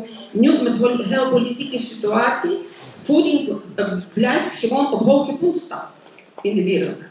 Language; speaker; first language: Dutch; non-native, learner; Ukrainian